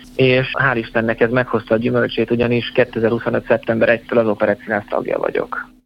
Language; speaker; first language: Hungarian; native; Hungarian